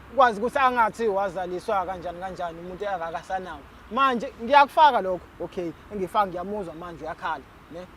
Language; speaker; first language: Zulu; native; Zulu